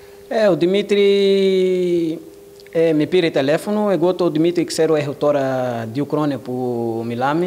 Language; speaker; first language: Greek; non-native, learner; Portuguese